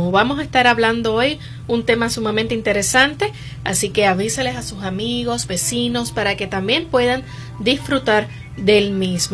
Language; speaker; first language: Spanish; native; Spanish